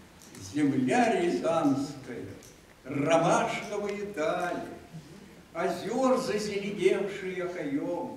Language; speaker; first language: Russian; native; Russian